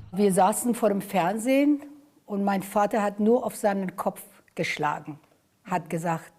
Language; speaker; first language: German; non-native, fluent; Persian